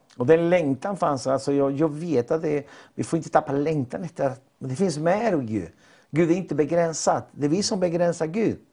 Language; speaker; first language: Swedish; non-native, fluent; Spanish